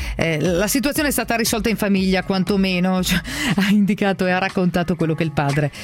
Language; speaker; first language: Italian; native; Italian